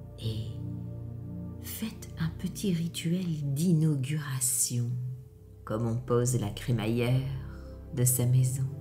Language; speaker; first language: French; native; French